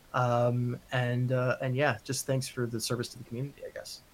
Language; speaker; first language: English; native; English